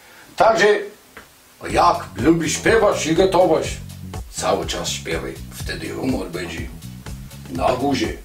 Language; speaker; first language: Polish; non-native, learner; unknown